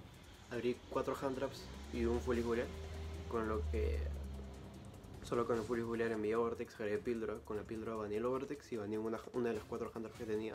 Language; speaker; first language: Spanish; native; Spanish